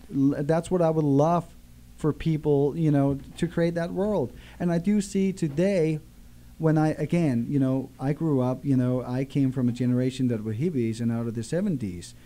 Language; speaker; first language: English; non-native, fluent; Danish